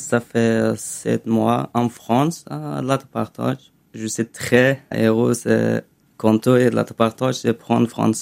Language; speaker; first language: French; non-native, learner; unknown